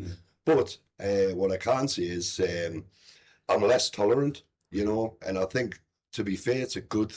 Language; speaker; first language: English; native; English